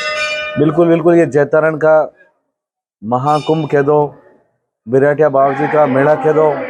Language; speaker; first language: Hindi; non-native, local second language; Marwari